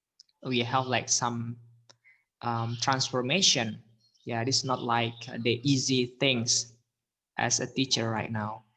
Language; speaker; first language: English; non-native, learner; Indonesian